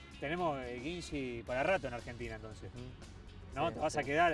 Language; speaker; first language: Spanish; native; Spanish